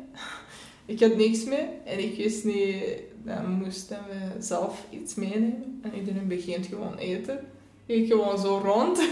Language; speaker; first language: Dutch; non-native, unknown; Persian